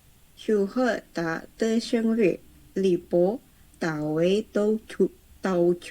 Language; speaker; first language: Chinese; non-native, learner; Indonesian